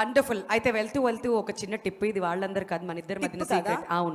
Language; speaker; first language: Telugu; native; Telugu